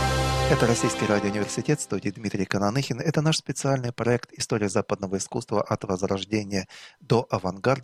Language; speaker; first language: Russian; native; Russian